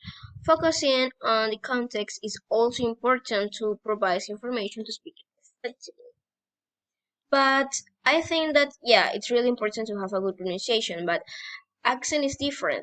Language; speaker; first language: English; non-native, learner; Spanish